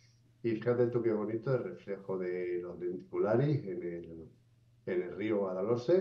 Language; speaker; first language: Spanish; native; Spanish